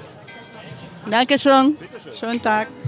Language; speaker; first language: German; non-native, learner; Ukrainian